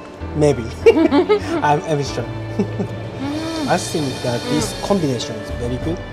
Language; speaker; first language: English; non-native, learner; Japanese